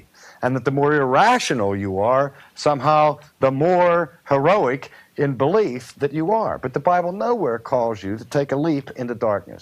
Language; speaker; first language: English; native; English